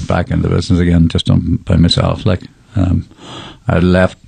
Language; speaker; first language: English; native; English